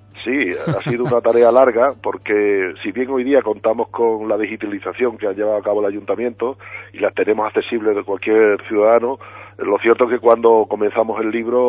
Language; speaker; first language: Spanish; native; Spanish